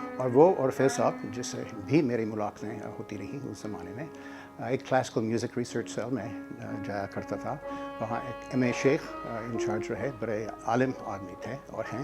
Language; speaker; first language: Urdu; non-native, fluent; English